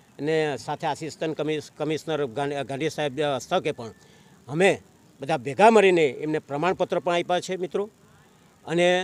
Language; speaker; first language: Gujarati; native; Gujarati